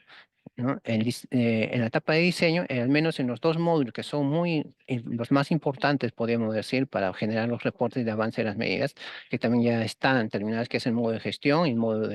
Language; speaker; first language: Spanish; native; Spanish